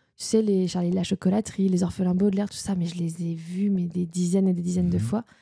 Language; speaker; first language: French; native; French